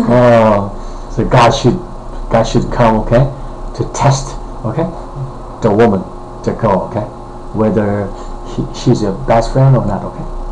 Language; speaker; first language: English; non-native, fluent; Korean